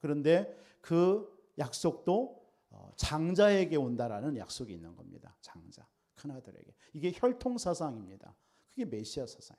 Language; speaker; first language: Korean; native; Korean